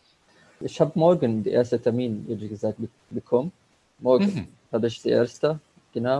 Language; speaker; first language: German; non-native, learner; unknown